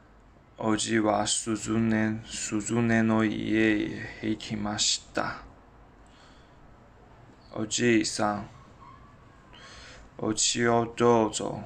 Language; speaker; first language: Japanese; non-native, learner; Chinese